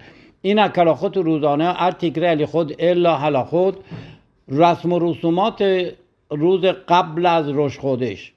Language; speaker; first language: Persian; native; Persian